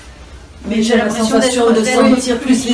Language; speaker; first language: French; native; French